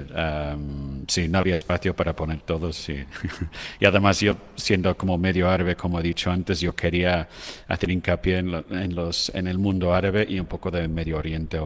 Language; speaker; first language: Spanish; non-native, fluent; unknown